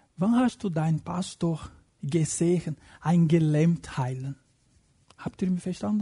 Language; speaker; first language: German; non-native, fluent; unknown